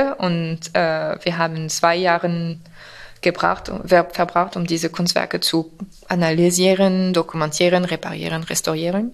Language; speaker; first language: German; non-native, fluent; French